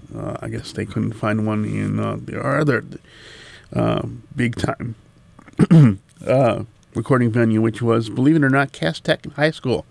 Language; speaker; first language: English; native; English